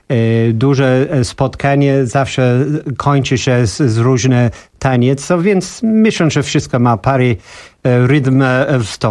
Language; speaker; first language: Polish; non-native, learner; English